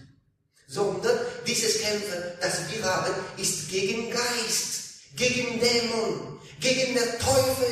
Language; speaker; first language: German; non-native, learner; Italian